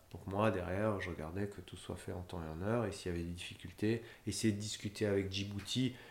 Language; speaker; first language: French; native; French